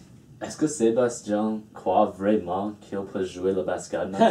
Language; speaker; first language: French; non-native, learner; English